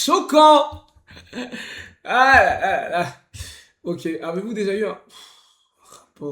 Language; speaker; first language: French; native; French